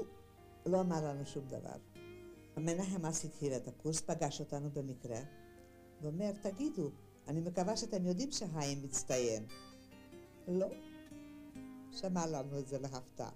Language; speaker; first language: Hebrew; non-native, fluent; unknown